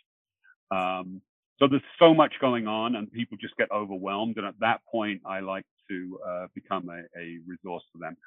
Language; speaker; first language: English; native; English